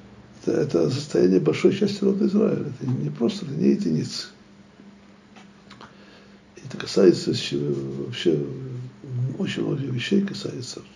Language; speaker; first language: Russian; native; Russian